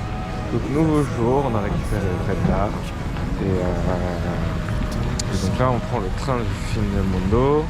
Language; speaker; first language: French; native; French